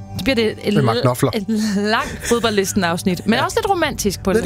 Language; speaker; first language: Danish; native; Danish